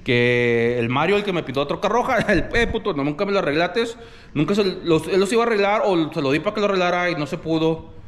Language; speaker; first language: Spanish; early bilingual, other home language; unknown